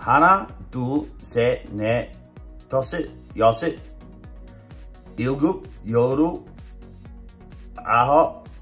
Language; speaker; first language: Korean; non-native, learner; English